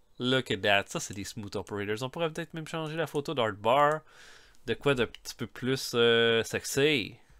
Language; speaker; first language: French; native; French